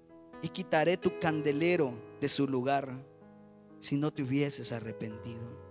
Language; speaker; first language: Spanish; native; Spanish